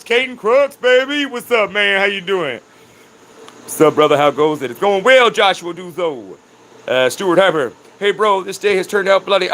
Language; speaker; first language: English; native; English